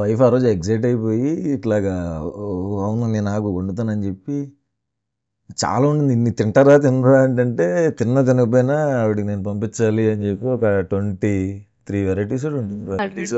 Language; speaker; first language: Telugu; native; Telugu